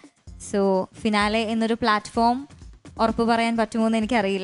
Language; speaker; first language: Malayalam; native; Malayalam